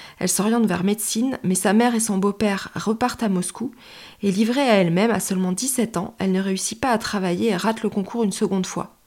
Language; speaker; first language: French; native; French